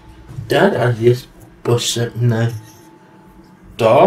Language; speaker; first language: Polish; non-native, learner; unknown